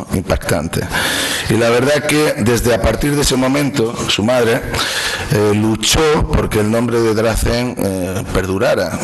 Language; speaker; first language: Spanish; native; Spanish